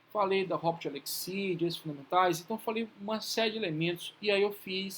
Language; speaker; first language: Portuguese; native; Portuguese